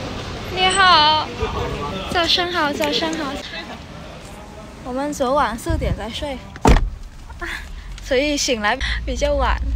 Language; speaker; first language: Chinese; non-native, fluent; Vietnamese